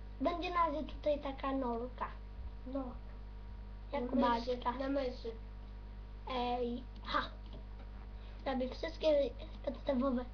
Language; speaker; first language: Polish; native; Polish